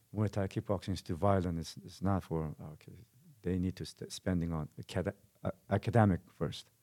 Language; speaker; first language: English; non-native, fluent; Korean